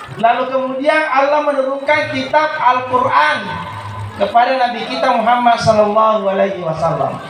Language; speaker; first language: Indonesian; native; Indonesian